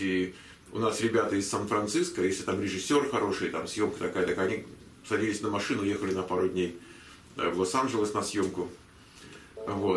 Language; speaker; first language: Russian; native; Russian